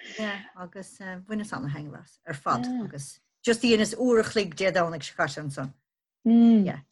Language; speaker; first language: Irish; native; Irish